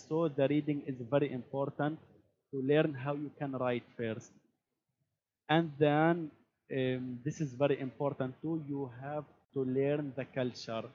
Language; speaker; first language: English; non-native, learner; Arabic